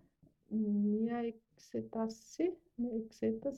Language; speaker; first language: Greek; non-native, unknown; German